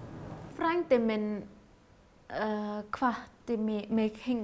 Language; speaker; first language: Icelandic; non-native, learner; Vietnamese